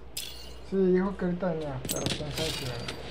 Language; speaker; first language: Spanish; native; Spanish